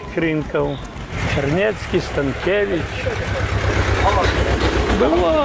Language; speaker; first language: Polish; non-native, local second language; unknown